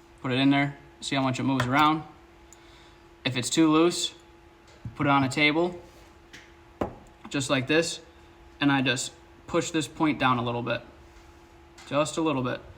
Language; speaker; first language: English; native; English